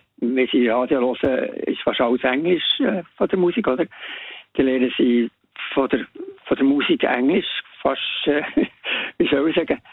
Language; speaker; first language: German; native; German